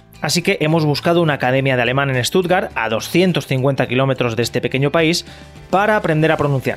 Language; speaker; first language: Spanish; native; Spanish